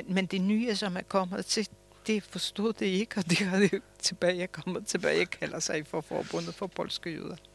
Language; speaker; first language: Danish; non-native, fluent; Polish